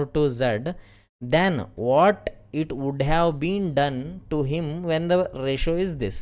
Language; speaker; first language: English; non-native, local second language; Kannada